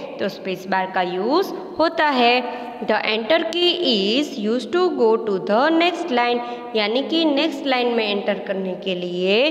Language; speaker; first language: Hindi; non-native, local second language; Gujarati